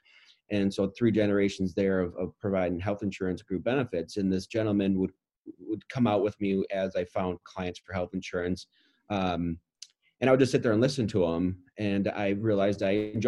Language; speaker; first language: English; native; English